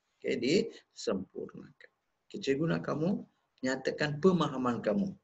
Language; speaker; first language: Malay; non-native, local second language; Tamil